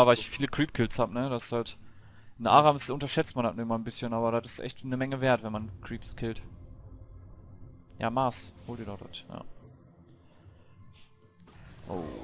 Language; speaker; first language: German; native; German